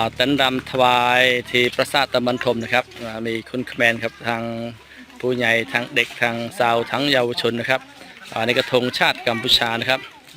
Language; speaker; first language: Thai; non-native, fluent; Khmer